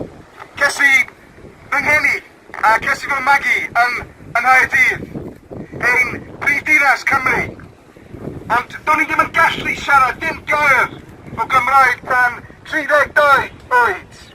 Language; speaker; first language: Welsh; non-native, learner; English